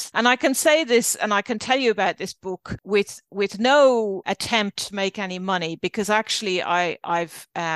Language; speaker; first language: English; native; English